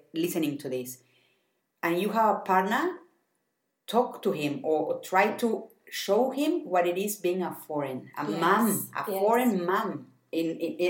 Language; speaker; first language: English; non-native, fluent; Spanish